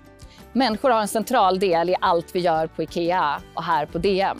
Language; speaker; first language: Swedish; native; Swedish